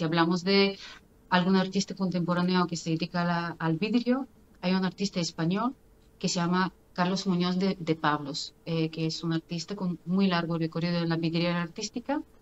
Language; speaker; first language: Spanish; non-native, fluent; Bulgarian